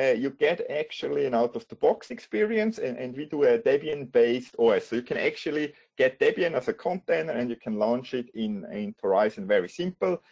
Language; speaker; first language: English; non-native, fluent; German